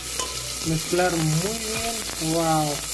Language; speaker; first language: Spanish; non-native, fluent; Hindi